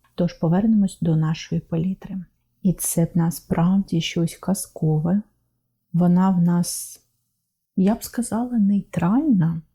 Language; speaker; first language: Ukrainian; non-native, local second language; Russian